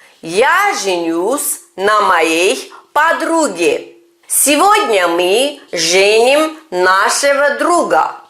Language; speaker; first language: Russian; non-native, fluent; Turkish